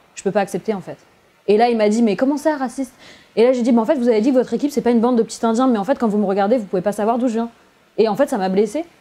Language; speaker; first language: French; native; French